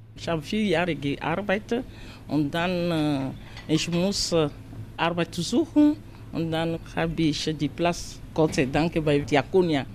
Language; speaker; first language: German; non-native, learner; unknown